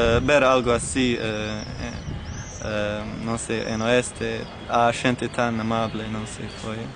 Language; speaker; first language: Portuguese; non-native, learner; Croatian